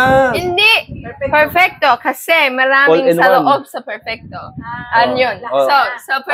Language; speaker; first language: Filipino; non-native, learner; English